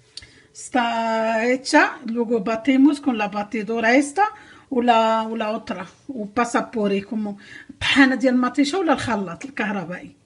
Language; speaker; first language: Spanish; non-native, learner; Arabic